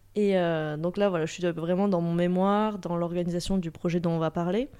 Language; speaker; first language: French; native; French